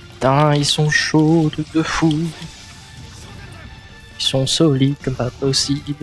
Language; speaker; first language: French; native; French